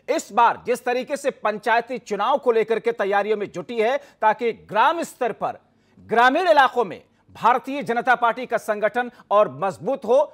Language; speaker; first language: Hindi; native; Hindi